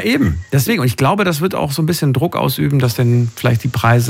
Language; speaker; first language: German; native; German